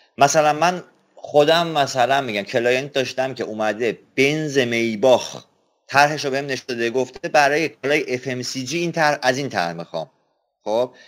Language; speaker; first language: Persian; non-native, local second language; Azerbaijani